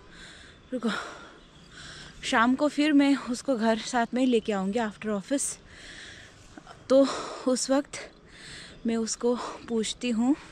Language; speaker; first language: Hindi; non-native, local second language; Nepali